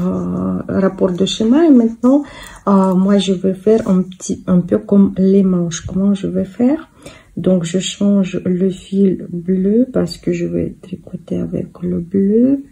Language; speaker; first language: French; non-native, fluent; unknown